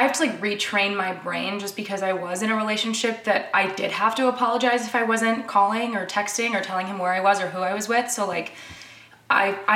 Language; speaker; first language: English; native; English